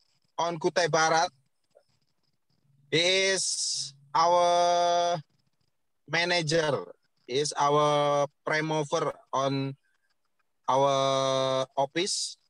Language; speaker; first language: English; non-native, learner; Indonesian